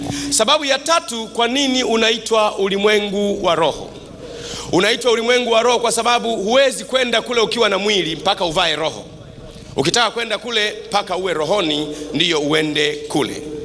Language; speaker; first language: Swahili; native; Swahili